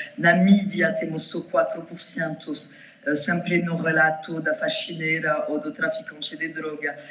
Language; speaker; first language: Portuguese; non-native, fluent; French